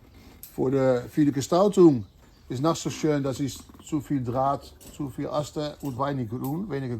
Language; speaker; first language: German; non-native, learner; Dutch